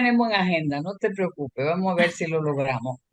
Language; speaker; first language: Spanish; native; Spanish